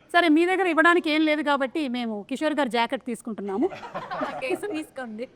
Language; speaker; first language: Telugu; native; Telugu